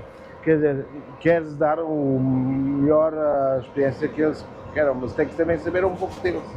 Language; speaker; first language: Portuguese; non-native, learner; German